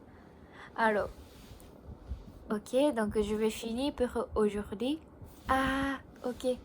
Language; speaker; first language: French; non-native, learner; Japanese